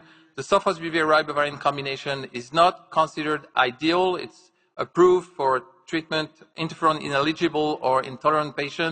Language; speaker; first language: English; non-native, fluent; French